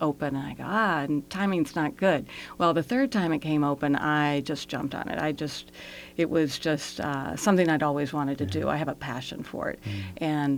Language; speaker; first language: English; native; English